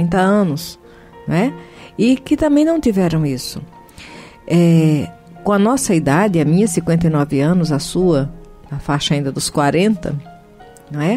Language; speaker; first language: Portuguese; native; Portuguese